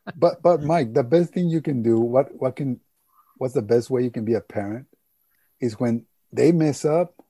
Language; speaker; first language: English; early bilingual, other home language; Spanish